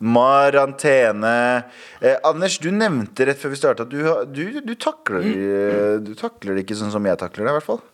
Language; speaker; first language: Norwegian; early bilingual, other home language; Kurdish